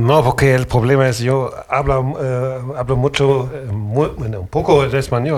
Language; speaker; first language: Spanish; non-native, learner; German